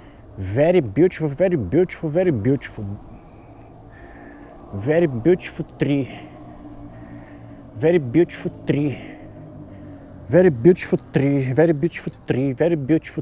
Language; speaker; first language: English; non-native, learner; Portuguese